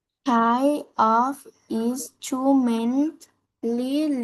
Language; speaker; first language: English; non-native, learner; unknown